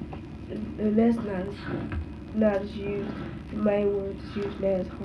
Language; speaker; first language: English; native; English